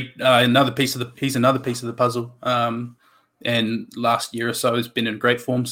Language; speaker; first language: English; native; English